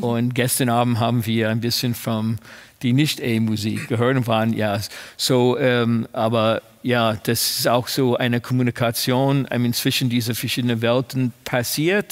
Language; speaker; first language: German; non-native, fluent; English